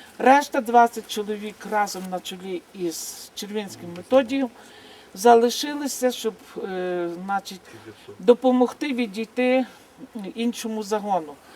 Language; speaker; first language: Ukrainian; native; Ukrainian